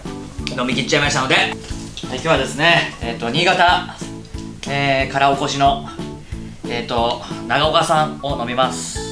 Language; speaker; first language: Japanese; native; Japanese